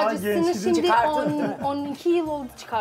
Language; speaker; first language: Turkish; non-native, fluent; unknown